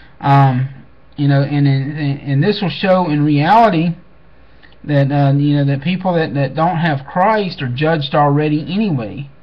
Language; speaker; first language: English; native; English